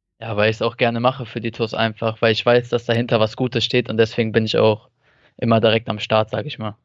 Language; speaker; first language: German; native; German